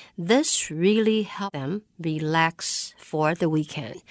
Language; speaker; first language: English; non-native, fluent; Chinese